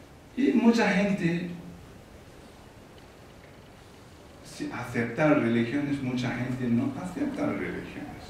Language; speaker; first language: Spanish; non-native, learner; Tibetan